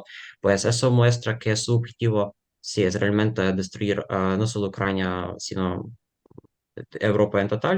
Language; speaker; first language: Spanish; non-native, fluent; Ukrainian